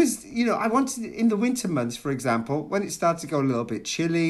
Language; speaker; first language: English; native; English